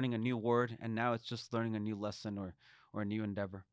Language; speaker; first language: English; early bilingual, other home language; Spanish